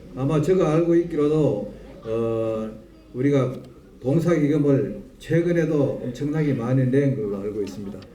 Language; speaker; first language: Korean; native; Korean